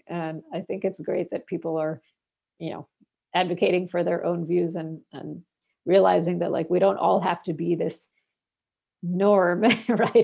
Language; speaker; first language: English; non-native, local second language; Bangla